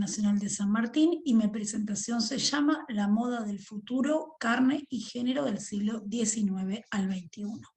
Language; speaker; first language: Spanish; native; Spanish